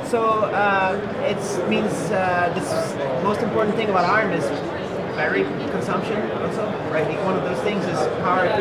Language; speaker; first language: English; non-native, fluent; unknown